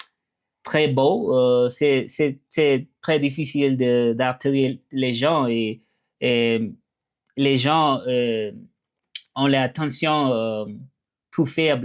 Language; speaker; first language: French; non-native, learner; English